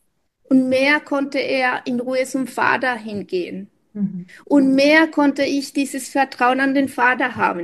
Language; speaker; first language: German; non-native, fluent; Spanish